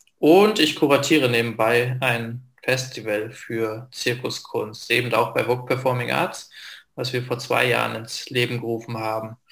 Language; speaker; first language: German; native; German